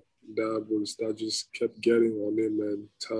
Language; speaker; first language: English; non-native, local second language; French